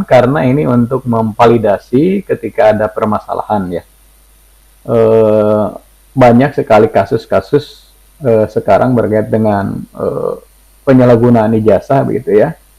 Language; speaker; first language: Indonesian; native; Indonesian